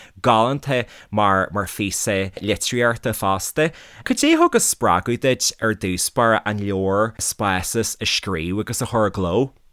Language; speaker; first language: Irish; native; Irish